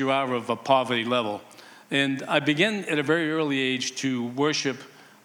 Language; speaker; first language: English; native; English